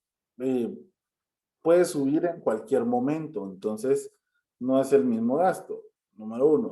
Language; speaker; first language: Spanish; native; Spanish